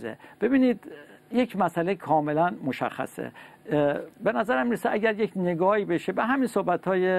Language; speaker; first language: Persian; native; Persian